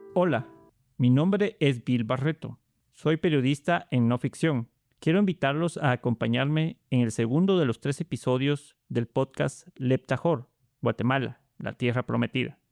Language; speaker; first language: Spanish; native; Spanish